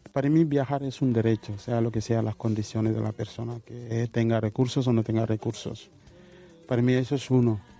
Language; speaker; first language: Spanish; non-native, fluent; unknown